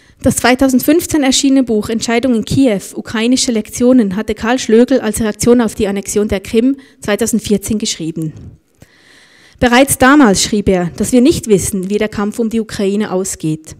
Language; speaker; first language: German; native; German